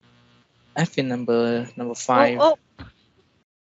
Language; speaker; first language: English; non-native, learner; Vietnamese